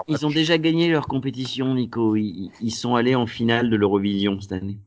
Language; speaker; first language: French; native; French